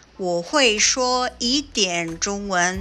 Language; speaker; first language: Chinese; non-native, learner; English